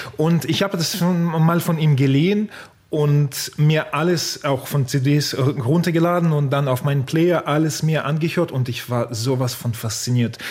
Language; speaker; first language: German; non-native, fluent; Russian